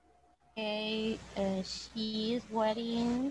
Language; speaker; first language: English; non-native, learner; Spanish